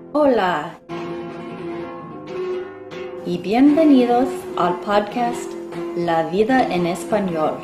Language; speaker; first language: Spanish; non-native, fluent; English